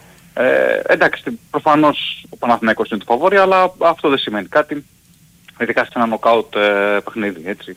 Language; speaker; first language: Greek; native; Greek